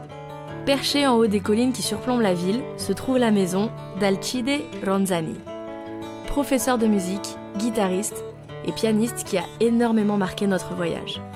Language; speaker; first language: French; native; French